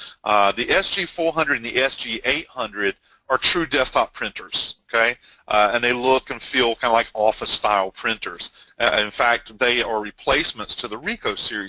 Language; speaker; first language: English; native; English